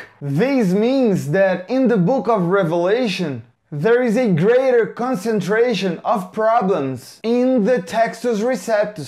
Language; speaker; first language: English; non-native, fluent; Portuguese